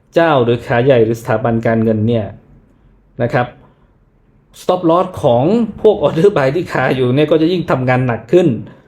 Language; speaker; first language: Thai; native; Thai